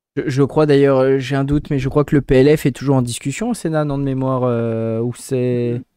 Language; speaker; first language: French; native; French